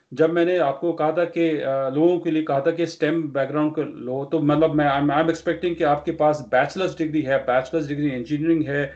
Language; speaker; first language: Hindi; non-native, local second language; Punjabi